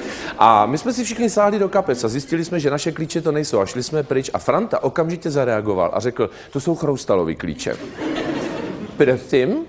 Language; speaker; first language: Czech; native; Czech